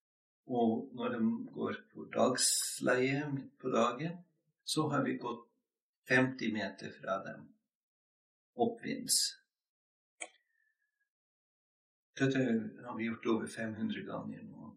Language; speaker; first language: Norwegian; non-native, fluent; English